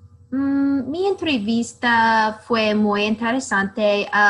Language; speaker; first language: Spanish; non-native, learner; English